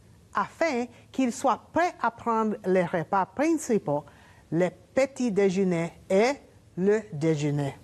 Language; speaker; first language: French; non-native, learner; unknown